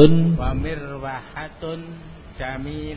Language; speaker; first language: Arabic; non-native, learner; Indonesian